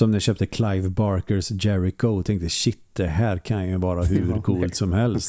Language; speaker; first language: Swedish; native; Swedish